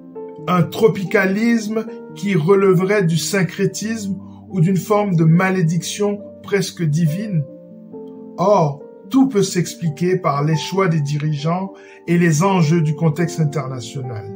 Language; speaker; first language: French; non-native, local second language; Haitian Creole